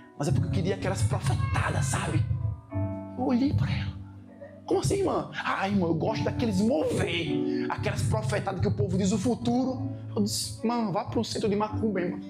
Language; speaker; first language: Portuguese; native; Portuguese